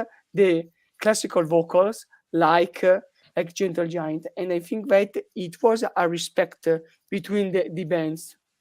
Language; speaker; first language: English; non-native, learner; Italian